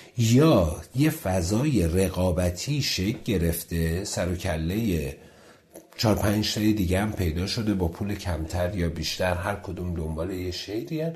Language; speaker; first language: Persian; non-native, local second language; Azerbaijani